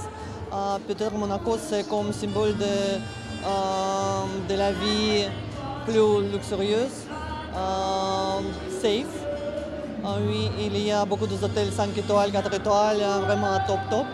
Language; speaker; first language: French; non-native, learner; Russian